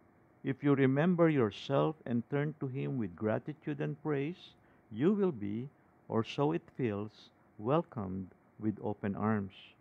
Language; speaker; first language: English; non-native, local second language; Filipino